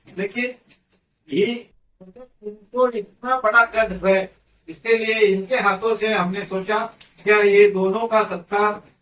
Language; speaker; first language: Hindi; non-native, local second language; Marathi